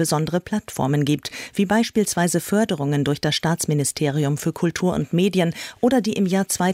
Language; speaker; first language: German; native; German